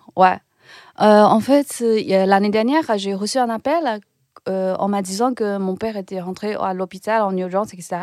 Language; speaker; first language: French; non-native, fluent; Chinese